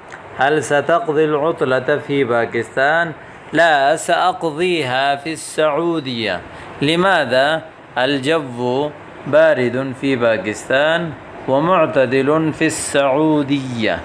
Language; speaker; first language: Arabic; non-native, fluent; Urdu